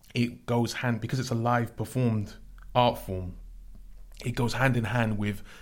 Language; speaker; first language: English; native; English